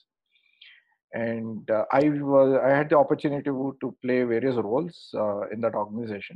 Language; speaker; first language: English; non-native, local second language; Kannada